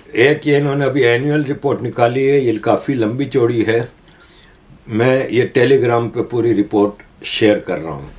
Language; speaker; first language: Urdu; native; Urdu